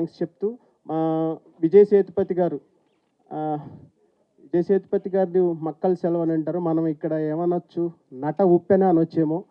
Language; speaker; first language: Telugu; native; Telugu